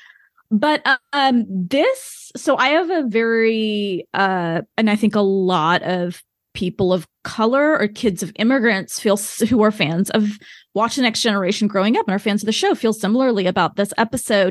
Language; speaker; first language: English; native; English